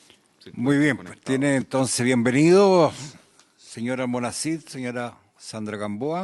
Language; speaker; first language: Spanish; native; Spanish